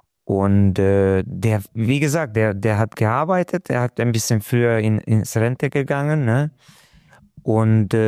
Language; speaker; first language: German; non-native, local second language; Hungarian